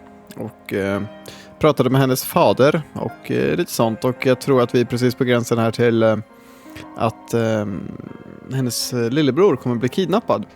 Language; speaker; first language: Swedish; native; Swedish